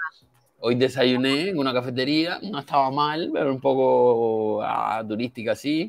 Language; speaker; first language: Spanish; native; Spanish